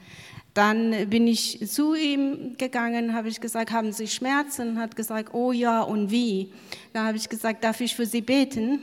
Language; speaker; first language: German; non-native, fluent; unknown